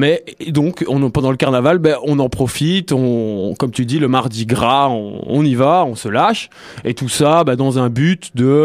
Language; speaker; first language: French; native; French